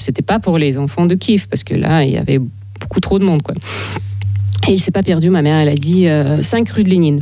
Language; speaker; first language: French; non-native, fluent; Russian